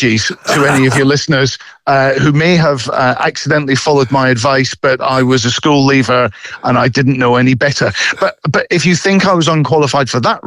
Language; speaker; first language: English; native; English